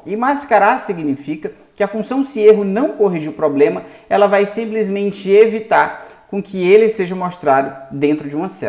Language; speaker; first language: Portuguese; native; Portuguese